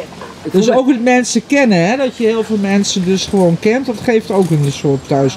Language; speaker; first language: Dutch; native; Dutch